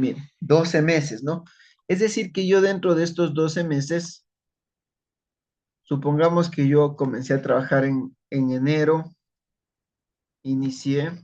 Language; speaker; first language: Spanish; native; Spanish